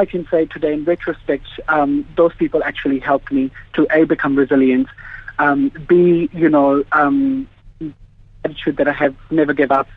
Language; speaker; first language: English; native; English